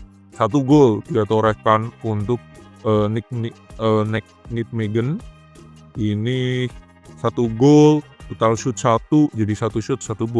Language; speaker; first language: Indonesian; native; Indonesian